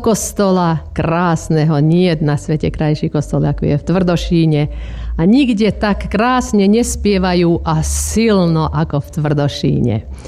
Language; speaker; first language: Slovak; native; Slovak